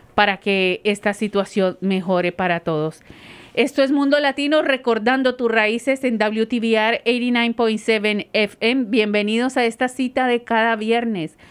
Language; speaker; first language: Spanish; native; Spanish